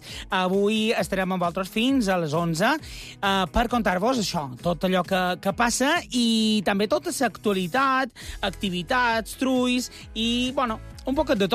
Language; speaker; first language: Catalan; native; Catalan